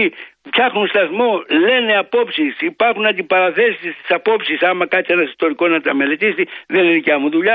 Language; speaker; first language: Greek; native; Greek